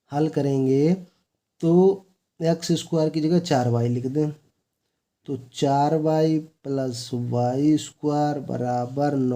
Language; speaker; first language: Hindi; native; Hindi